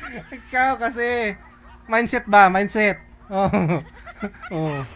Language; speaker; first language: Filipino; native; Filipino